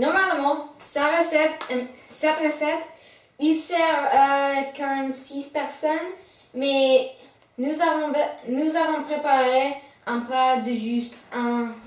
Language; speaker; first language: French; non-native, learner; English